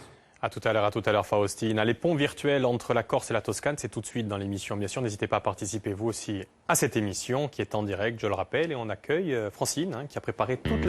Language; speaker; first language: French; native; French